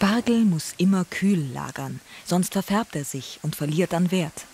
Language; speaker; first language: German; native; German